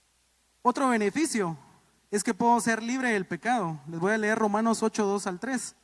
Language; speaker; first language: Spanish; native; Spanish